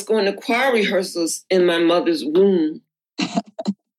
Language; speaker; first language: English; native; English